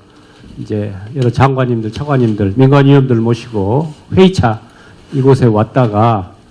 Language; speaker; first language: Korean; native; Korean